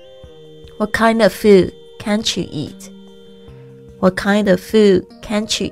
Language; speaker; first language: English; non-native, fluent; Chinese